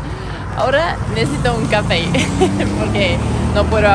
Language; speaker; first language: Spanish; non-native, learner; English